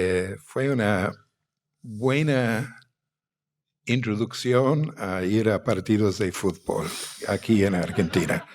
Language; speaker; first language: Spanish; non-native, fluent; English